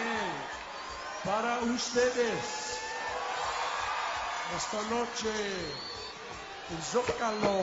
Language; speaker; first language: Spanish; non-native, learner; English